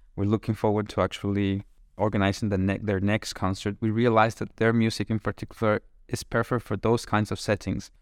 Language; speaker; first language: English; non-native, fluent; Spanish